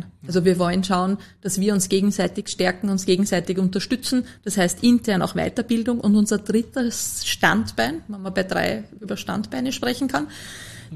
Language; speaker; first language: German; native; German